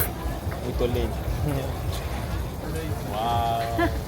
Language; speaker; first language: Portuguese; non-native, learner; French